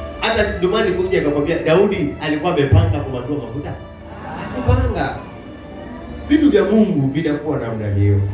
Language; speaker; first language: Swahili; native; Swahili